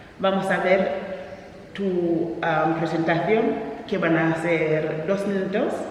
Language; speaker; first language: Spanish; non-native, fluent; English